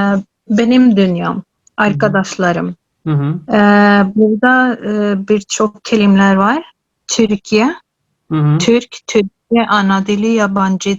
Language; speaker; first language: Turkish; non-native, learner; Urdu